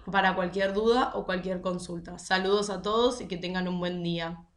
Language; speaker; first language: Spanish; native; Spanish